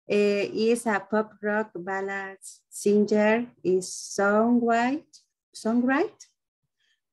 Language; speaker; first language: English; non-native, learner; Spanish